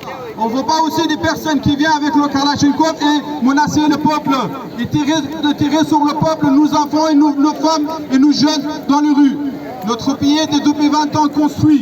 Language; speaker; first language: French; non-native, fluent; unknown